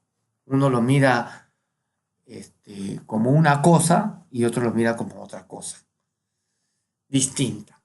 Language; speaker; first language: Spanish; native; Spanish